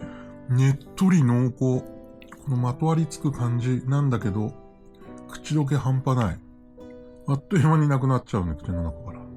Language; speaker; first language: Japanese; native; Japanese